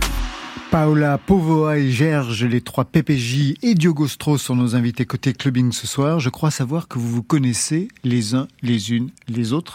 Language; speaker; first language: French; native; French